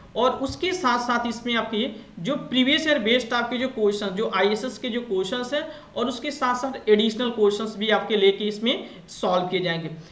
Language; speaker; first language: Hindi; native; Hindi